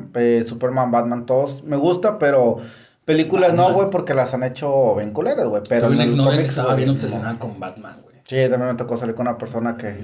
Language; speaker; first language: Spanish; native; Spanish